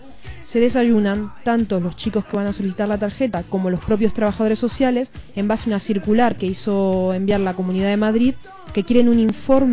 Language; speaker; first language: Spanish; native; Spanish